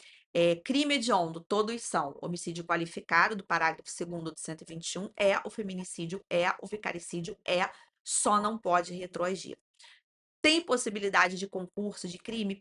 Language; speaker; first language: Portuguese; native; Portuguese